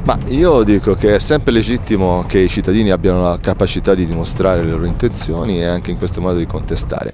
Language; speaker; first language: Italian; native; Italian